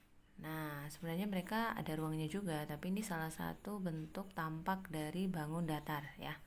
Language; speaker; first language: Indonesian; native; Indonesian